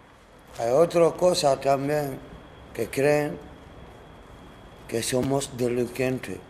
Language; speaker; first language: Spanish; non-native, learner; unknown